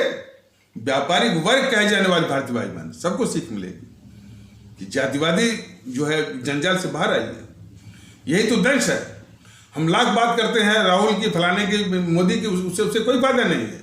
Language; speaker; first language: Hindi; native; Hindi